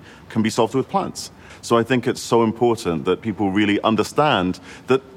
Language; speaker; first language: English; native; English